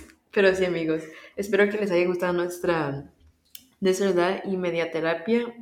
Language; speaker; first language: Spanish; early bilingual, heritage; Spanish